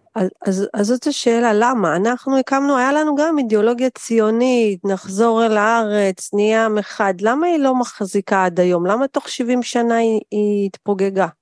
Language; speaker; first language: Hebrew; native; Hebrew